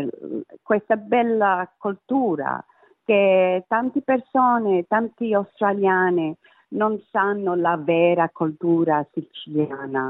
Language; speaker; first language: Italian; early bilingual, heritage; Italian